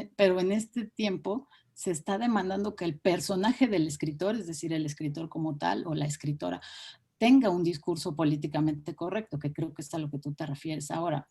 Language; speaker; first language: Spanish; native; Spanish